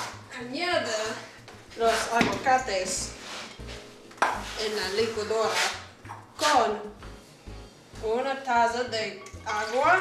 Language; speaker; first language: Spanish; non-native, learner; English